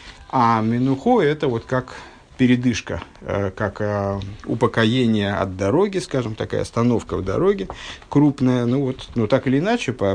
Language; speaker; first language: Russian; native; Russian